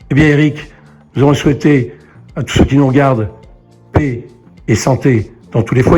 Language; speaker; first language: French; native; French